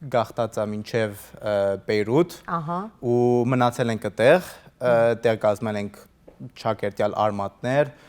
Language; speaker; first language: Armenian; early bilingual, heritage; Armenian